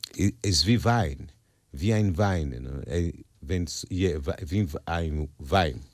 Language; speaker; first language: German; non-native, learner; Portuguese